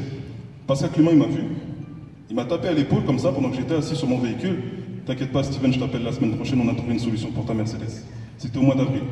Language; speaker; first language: French; native; French